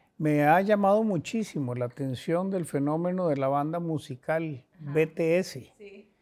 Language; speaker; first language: Spanish; native; Spanish